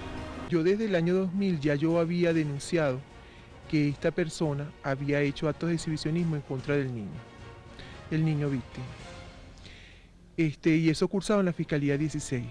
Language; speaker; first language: Spanish; native; Spanish